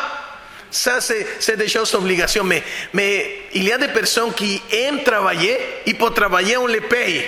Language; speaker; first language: French; non-native, fluent; Spanish